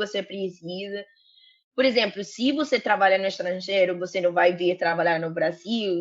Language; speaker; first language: Portuguese; non-native, fluent; Spanish